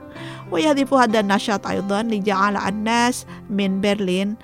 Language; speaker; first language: Arabic; non-native, fluent; Indonesian